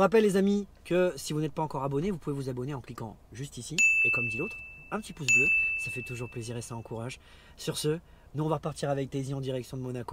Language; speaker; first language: French; native; French